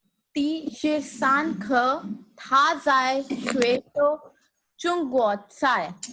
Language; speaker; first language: Chinese; non-native, fluent; Hindi